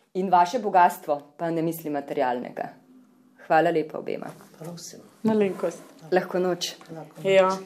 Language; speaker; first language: Slovenian; non-native, fluent; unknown